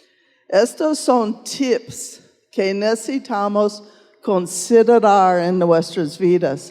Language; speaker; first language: Spanish; non-native, fluent; English